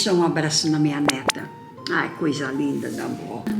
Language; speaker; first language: Portuguese; non-native, local second language; Japanese